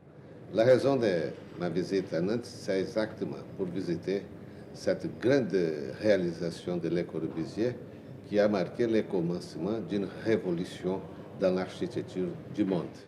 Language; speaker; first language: French; non-native, learner; Portuguese